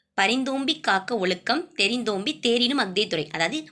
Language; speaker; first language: Tamil; native; Tamil